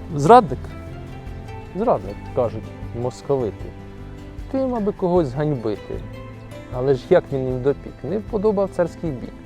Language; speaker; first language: Ukrainian; native; Ukrainian